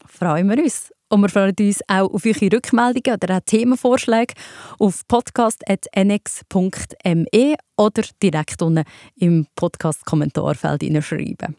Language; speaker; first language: German; native; German